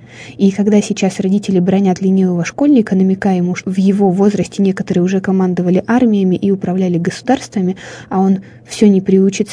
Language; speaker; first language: Russian; native; Russian